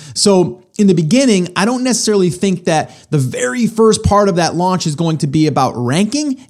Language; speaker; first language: English; native; English